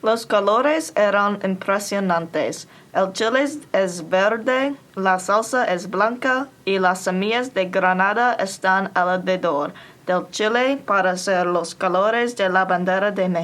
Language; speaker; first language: Spanish; non-native, learner; English